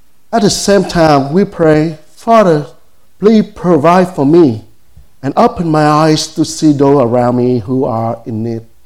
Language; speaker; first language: English; non-native, fluent; Vietnamese